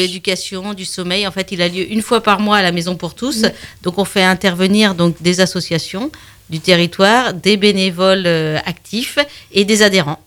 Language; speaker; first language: French; native; French